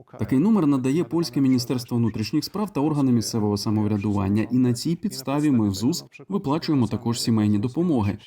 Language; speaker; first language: Ukrainian; non-native, fluent; Polish